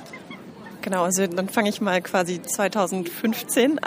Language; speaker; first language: German; native; German